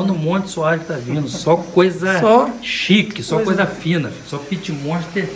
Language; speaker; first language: Portuguese; native; Portuguese